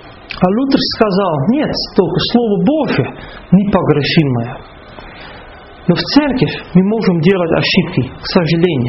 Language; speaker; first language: Russian; non-native, fluent; Dutch